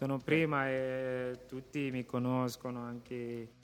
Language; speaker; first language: Italian; non-native, local second language; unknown